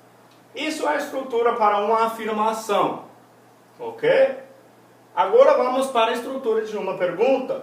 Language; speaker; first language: Portuguese; non-native, fluent; English